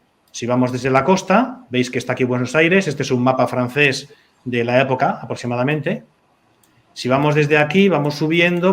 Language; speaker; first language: Spanish; native; Spanish